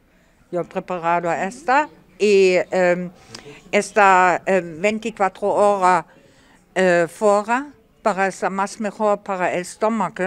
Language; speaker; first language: Spanish; non-native, learner; German